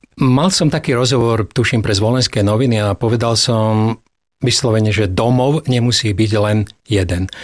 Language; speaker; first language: Slovak; early bilingual, heritage; Slovak